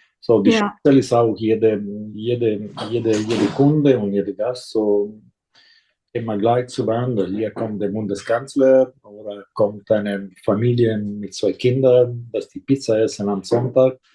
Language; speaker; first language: German; non-native, fluent; Italian